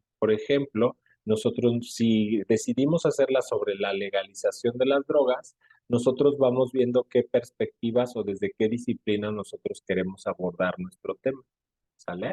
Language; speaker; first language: Spanish; native; Spanish